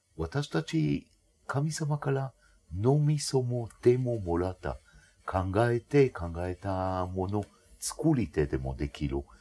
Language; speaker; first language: Japanese; non-native, fluent; Hebrew